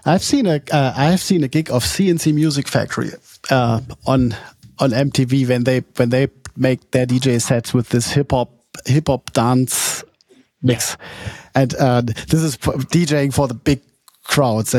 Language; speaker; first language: English; non-native, fluent; German